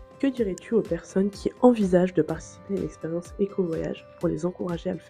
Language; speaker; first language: French; native; French